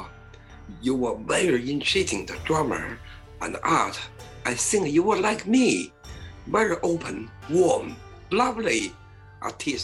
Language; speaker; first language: English; non-native, learner; Chinese